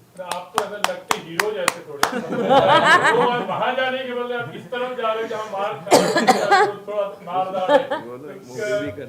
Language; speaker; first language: Hindi; native; Hindi